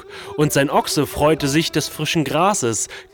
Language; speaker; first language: German; native; German